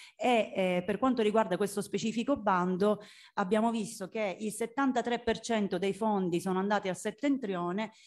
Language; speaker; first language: Italian; native; Italian